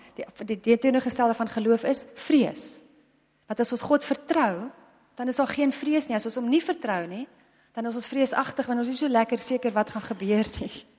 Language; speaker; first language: Afrikaans; non-native, local second language; English